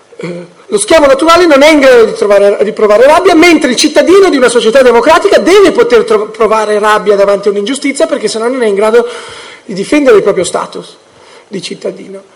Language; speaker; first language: Italian; early bilingual, heritage; English